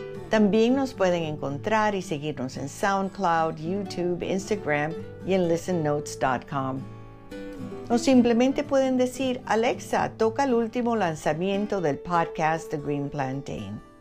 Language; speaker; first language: Spanish; early bilingual, heritage; Spanish